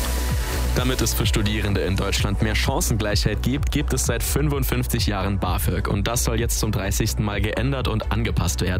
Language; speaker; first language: German; native; German